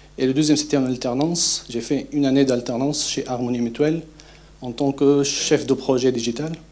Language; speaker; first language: French; non-native, fluent; Arabic